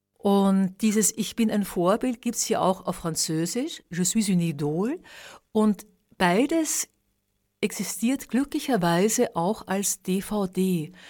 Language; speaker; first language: German; native; German